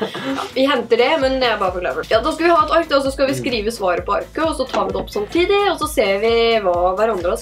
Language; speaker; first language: Norwegian; native; Norwegian